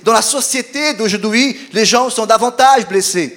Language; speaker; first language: French; non-native, fluent; Portuguese